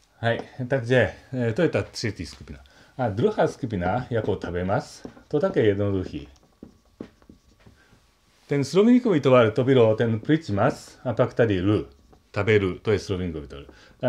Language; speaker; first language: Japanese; non-native, learner; Czech